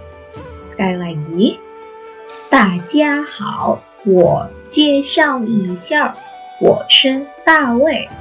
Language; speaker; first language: Chinese; non-native, fluent; Indonesian